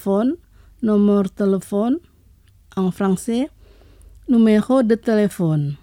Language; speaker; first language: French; non-native, fluent; Indonesian